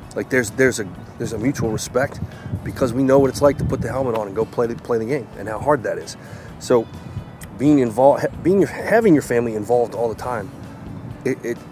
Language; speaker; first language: English; native; English